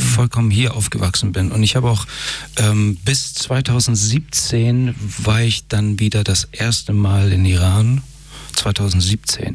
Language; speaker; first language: German; early bilingual, other home language; Persian